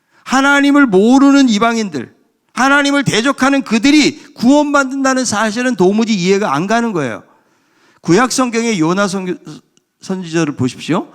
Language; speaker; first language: Korean; native; Korean